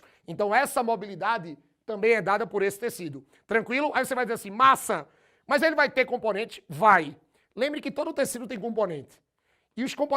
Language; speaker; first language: Portuguese; native; Portuguese